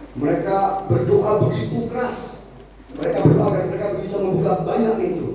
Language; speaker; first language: Indonesian; native; Indonesian